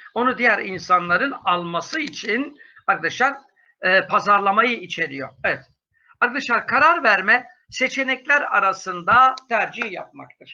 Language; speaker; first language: Turkish; native; Turkish